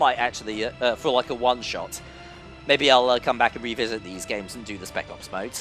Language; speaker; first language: English; native; English